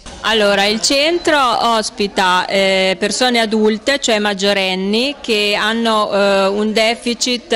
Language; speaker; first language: Italian; native; Italian